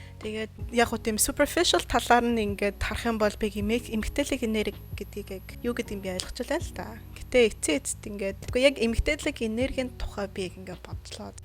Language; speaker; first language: Mongolian; early bilingual, heritage; Mongolian